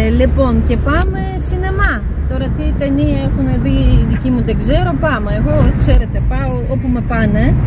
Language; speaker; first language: Greek; non-native, fluent; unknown